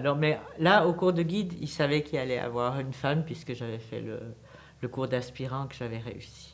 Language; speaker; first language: French; native; French